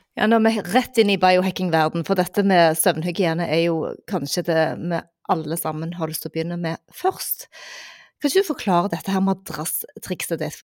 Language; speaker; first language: Norwegian; native; Norwegian